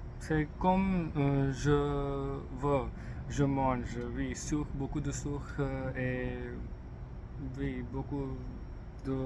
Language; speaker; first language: French; non-native, learner; English